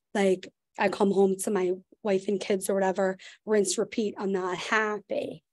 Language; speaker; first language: English; native; English